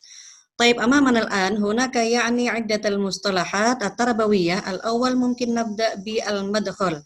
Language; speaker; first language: Arabic; non-native, fluent; Indonesian